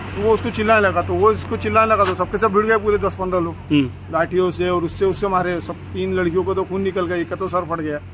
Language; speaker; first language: Hindi; non-native, local second language; Urdu